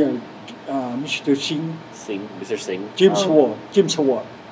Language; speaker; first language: English; non-native, learner; Lao